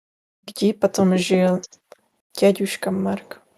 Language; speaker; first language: Russian; non-native, learner; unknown